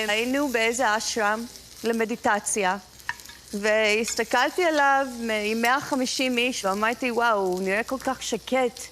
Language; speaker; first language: Hebrew; non-native, fluent; Greek